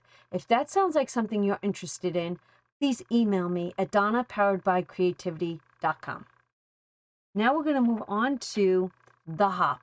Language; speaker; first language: English; native; English